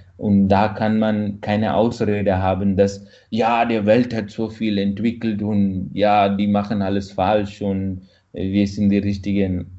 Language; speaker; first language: German; non-native, fluent; Malayalam